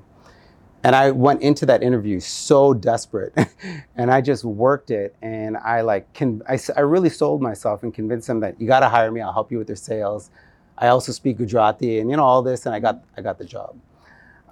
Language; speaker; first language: English; native; English